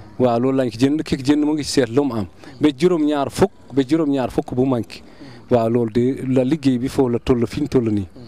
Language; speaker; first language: Wolof; native; Wolof